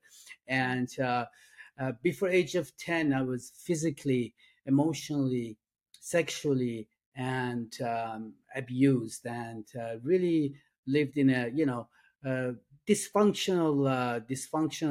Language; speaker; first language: English; non-native, fluent; Persian